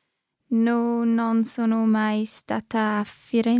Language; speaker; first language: Italian; non-native, learner; English